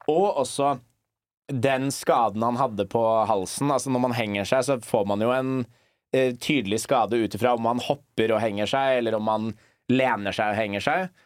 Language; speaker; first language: Norwegian; early bilingual, other home language; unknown